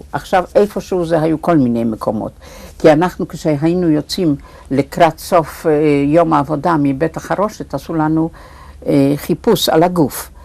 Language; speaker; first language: Hebrew; non-native, fluent; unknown